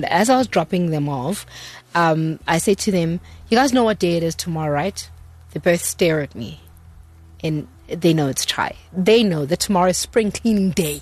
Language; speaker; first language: English; non-native, local second language; Xhosa